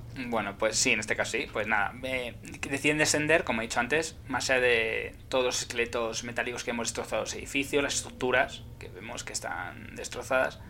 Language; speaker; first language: Spanish; native; Spanish